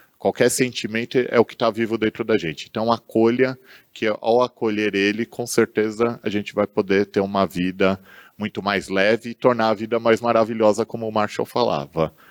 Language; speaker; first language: Portuguese; native; Portuguese